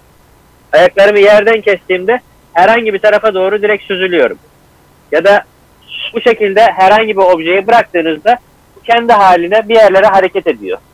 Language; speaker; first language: Turkish; native; Turkish